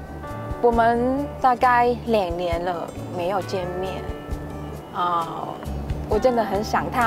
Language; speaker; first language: Chinese; non-native, fluent; Vietnamese